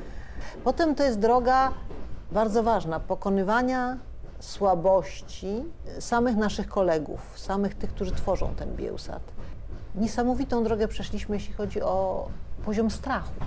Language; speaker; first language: Polish; native; Polish